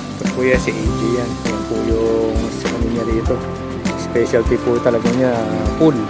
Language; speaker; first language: Filipino; native; Filipino